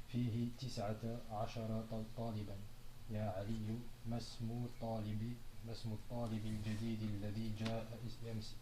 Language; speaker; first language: Arabic; non-native, learner; French